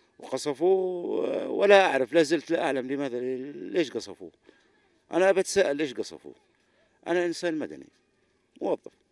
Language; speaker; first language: Arabic; native; Arabic